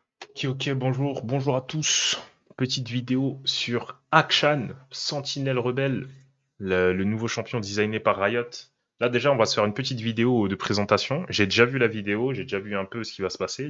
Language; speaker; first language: French; native; French